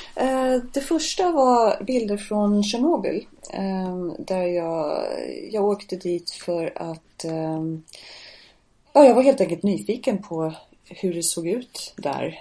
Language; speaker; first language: Swedish; non-native, fluent; English